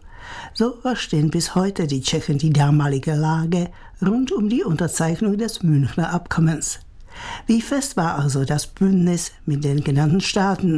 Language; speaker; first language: German; native; German